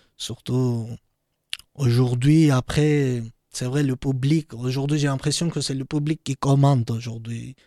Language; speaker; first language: French; non-native, learner; Georgian